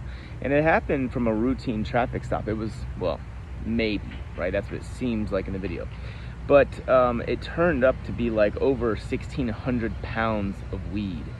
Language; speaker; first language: English; native; English